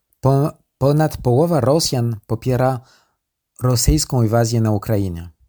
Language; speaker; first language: Polish; non-native, learner; French